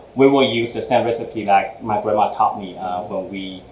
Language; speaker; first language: English; early bilingual, other home language; Chinese